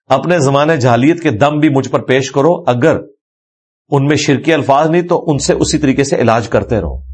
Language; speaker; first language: Urdu; non-native, local second language; Punjabi